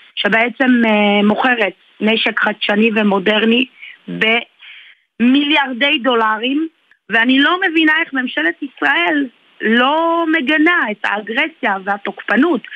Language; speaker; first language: Hebrew; early bilingual, other home language; Armenian